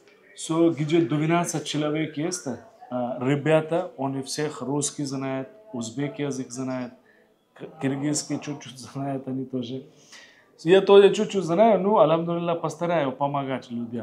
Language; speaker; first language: Russian; non-native, learner; Hindi